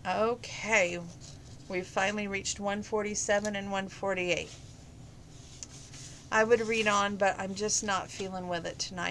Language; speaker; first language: English; native; English